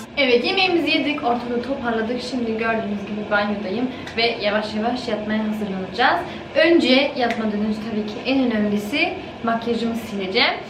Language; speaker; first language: Turkish; early bilingual, heritage; Turkish